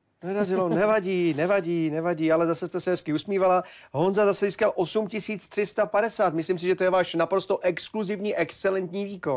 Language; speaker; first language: Czech; native; Czech